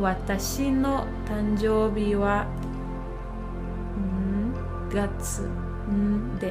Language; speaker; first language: Japanese; non-native, fluent; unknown